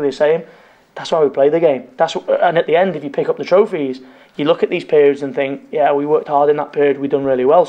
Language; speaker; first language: English; native; English